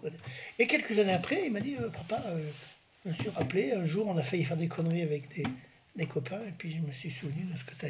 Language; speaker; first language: French; native; French